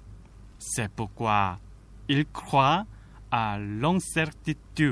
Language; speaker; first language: French; non-native, fluent; Korean